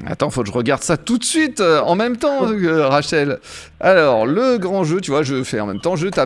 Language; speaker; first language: French; native; French